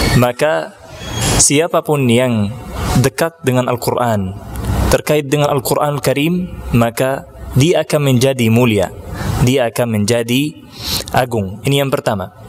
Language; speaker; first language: Malay; non-native, fluent; Arabic